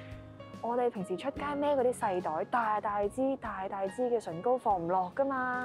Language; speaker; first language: Cantonese; native; Cantonese